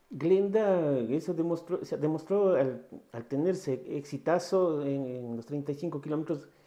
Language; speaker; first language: Spanish; native; Spanish